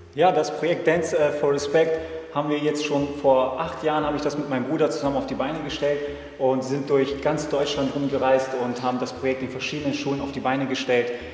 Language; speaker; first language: German; early bilingual, other home language; Serbian